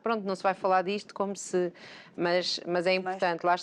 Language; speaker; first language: Portuguese; native; Portuguese